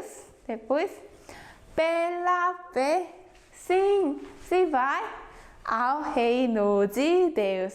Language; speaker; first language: Portuguese; non-native, fluent; Korean